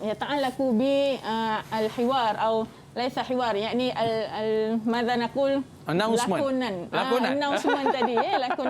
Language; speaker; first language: Arabic; non-native, fluent; Malay